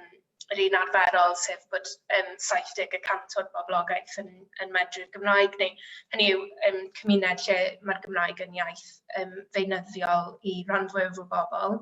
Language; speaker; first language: Welsh; native; Welsh